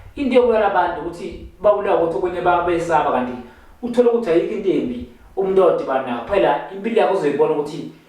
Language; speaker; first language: Zulu; native; Zulu